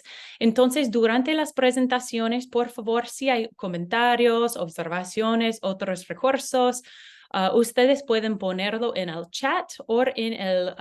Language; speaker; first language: Spanish; non-native, learner; English